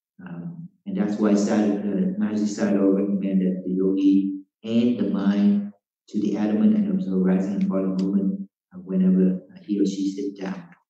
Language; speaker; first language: English; non-native, fluent; Vietnamese